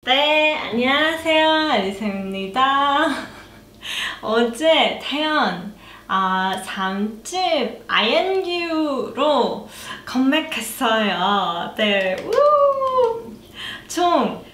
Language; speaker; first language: Korean; non-native, learner; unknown